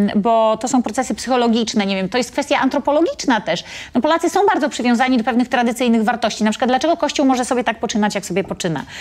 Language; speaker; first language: Polish; native; Polish